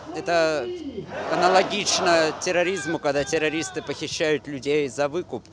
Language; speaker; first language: Russian; native; Russian